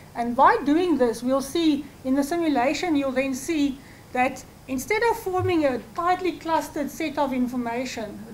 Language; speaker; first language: English; non-native, local second language; Afrikaans